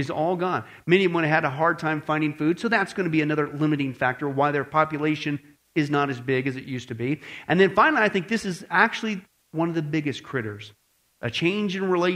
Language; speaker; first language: English; native; English